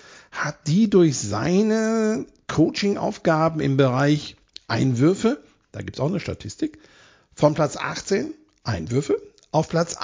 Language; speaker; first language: German; native; German